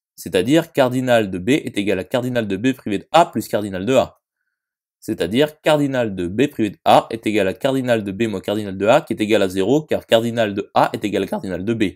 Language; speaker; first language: French; native; French